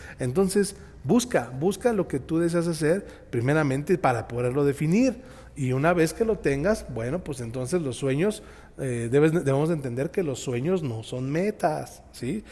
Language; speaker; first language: Spanish; native; Spanish